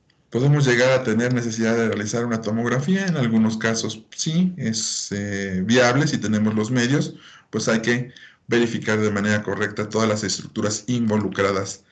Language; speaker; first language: Spanish; native; Spanish